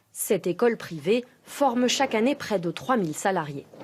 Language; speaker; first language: French; native; French